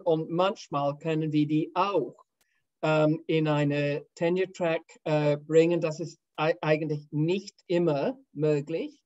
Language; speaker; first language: German; non-native, fluent; English